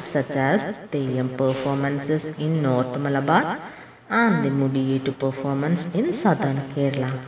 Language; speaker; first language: English; non-native, local second language; Malayalam